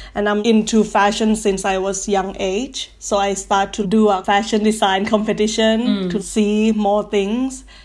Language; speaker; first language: English; non-native, learner; Thai